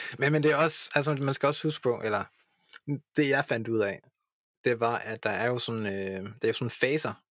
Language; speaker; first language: Danish; early bilingual, other home language; English